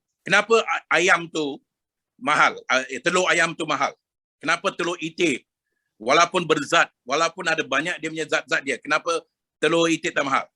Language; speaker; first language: Malay; non-native, local second language; Tamil